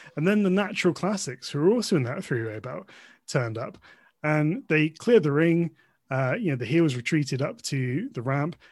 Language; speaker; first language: English; native; English